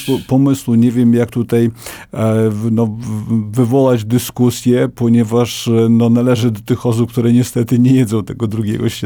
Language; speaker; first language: Polish; native; Polish